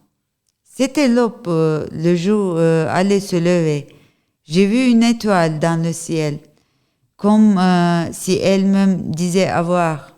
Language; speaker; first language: French; non-native, learner; Turkish